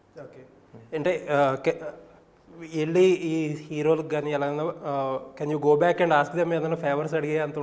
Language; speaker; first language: Telugu; native; Telugu